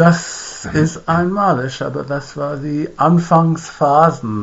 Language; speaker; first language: German; non-native, fluent; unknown